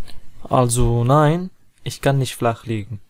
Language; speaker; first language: German; non-native, fluent; Arabic